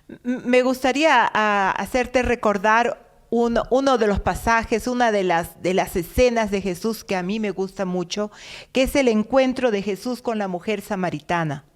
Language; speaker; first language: Spanish; native; Spanish